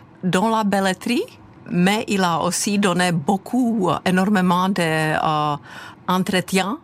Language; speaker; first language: French; non-native, fluent; Czech